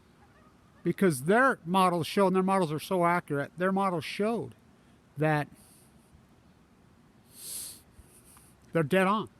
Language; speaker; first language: English; native; English